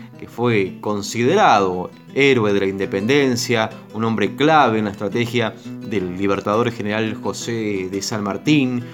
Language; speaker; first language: Spanish; native; Spanish